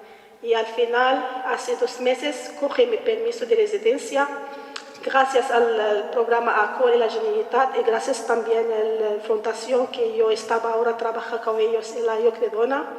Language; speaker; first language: Spanish; non-native, learner; Arabic